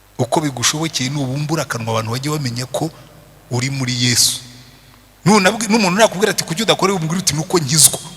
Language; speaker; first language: Kinyarwanda; native; Kinyarwanda